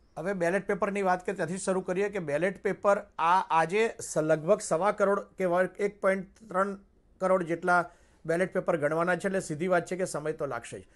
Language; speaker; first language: Gujarati; native; Gujarati